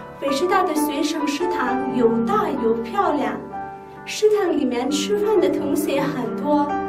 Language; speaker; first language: Chinese; non-native, fluent; Nepali